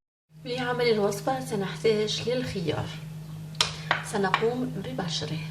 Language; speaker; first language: Arabic; native; Arabic